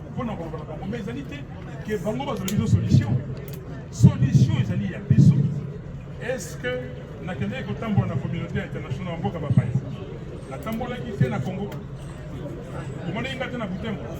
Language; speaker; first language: Lingala; native; Lingala